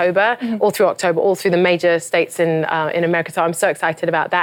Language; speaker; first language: English; native; English